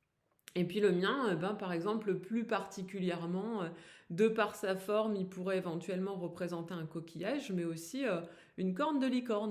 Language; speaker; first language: French; native; French